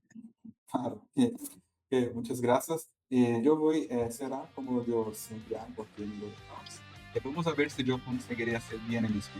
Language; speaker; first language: Spanish; non-native, fluent; Portuguese